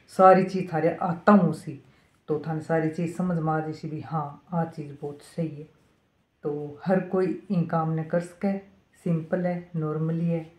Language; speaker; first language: Hindi; native; Hindi